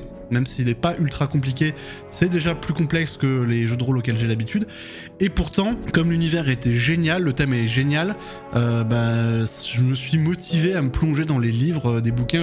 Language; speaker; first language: French; native; French